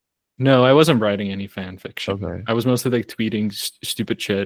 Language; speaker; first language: English; non-native, fluent; Croatian